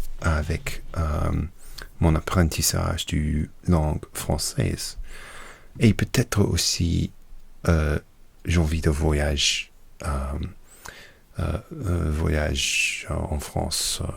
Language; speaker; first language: French; non-native, learner; English